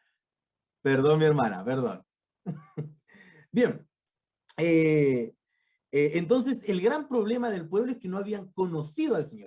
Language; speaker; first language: Spanish; native; Spanish